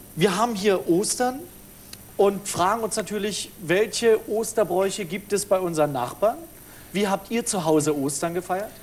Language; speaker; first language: German; native; German